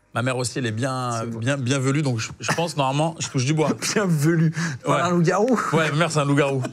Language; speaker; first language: French; native; French